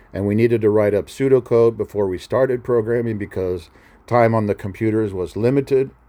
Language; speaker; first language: English; native; English